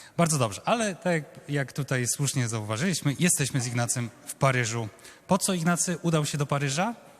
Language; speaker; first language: Polish; native; Polish